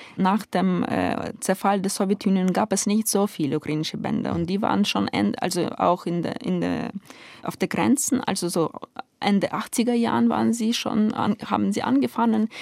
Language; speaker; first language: German; non-native, fluent; Ukrainian